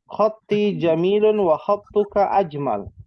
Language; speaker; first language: Arabic; non-native, fluent; Indonesian